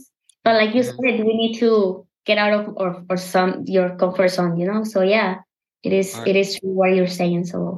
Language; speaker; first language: English; non-native, learner; Spanish